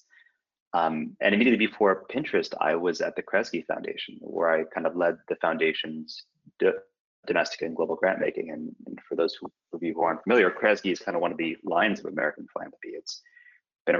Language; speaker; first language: English; native; English